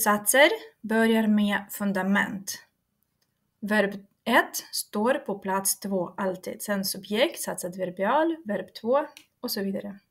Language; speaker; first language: Swedish; non-native, fluent; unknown